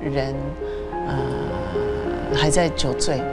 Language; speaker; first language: Chinese; non-native, fluent; Japanese